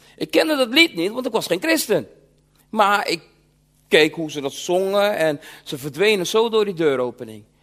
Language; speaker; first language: Dutch; early bilingual, other home language; Sranan Tongo